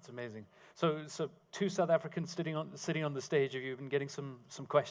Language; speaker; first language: English; native; English